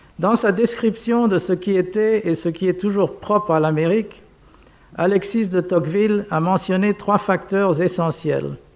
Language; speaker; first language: French; non-native, fluent; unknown